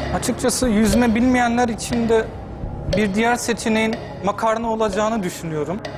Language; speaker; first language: Turkish; early bilingual, heritage; Turkish